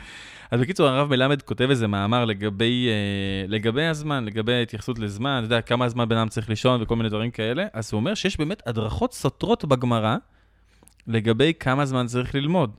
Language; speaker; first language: Hebrew; native; Hebrew